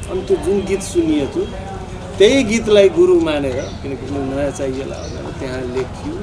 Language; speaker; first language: Nepali; non-native, local second language; Maithili